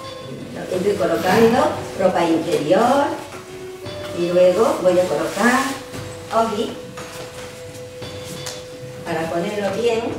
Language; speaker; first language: Spanish; non-native, learner; Japanese